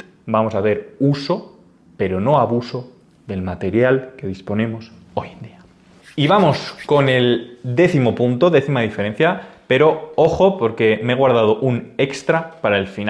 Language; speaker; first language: Spanish; native; Spanish